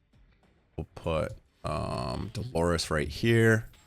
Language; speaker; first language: English; native; English